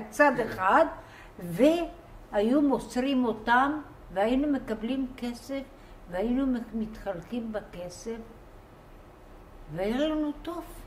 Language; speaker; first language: Hebrew; non-native, fluent; Bulgarian